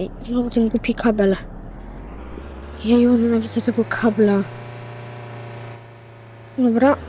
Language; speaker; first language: Polish; native; Polish